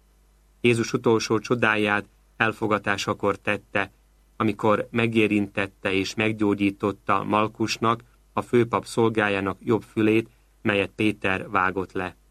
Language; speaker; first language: Hungarian; native; Hungarian